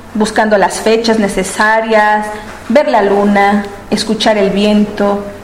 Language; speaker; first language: Spanish; native; Spanish